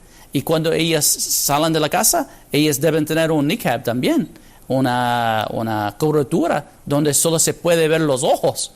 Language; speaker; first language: Spanish; non-native, fluent; English